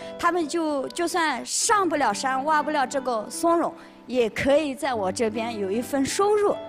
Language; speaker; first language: Chinese; non-native, local second language; Tibetan